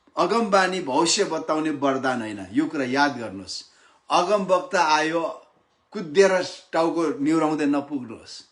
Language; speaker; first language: Nepali; non-native, local second language; Limbu